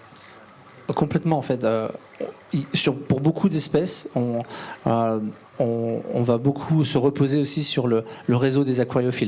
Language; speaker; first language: French; native; French